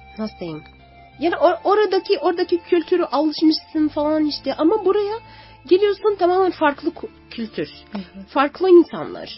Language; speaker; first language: Turkish; non-native, fluent; Arabic